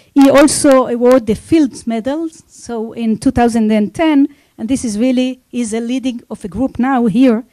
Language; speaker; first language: English; non-native, fluent; Hebrew